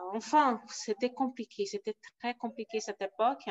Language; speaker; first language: French; non-native, fluent; Portuguese